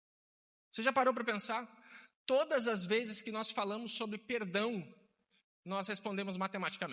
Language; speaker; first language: Portuguese; native; Portuguese